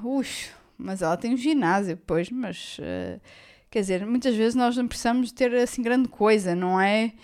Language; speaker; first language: Portuguese; native; Portuguese